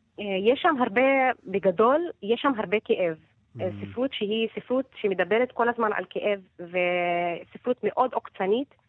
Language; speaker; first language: Hebrew; non-native, local second language; Arabic